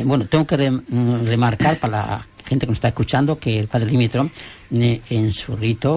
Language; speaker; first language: Spanish; native; Spanish